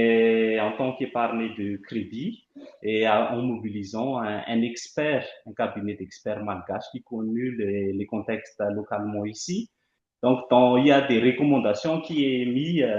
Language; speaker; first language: French; non-native, local second language; Malagasy